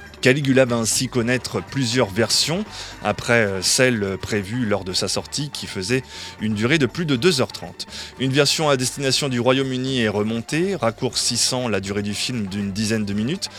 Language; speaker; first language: French; native; French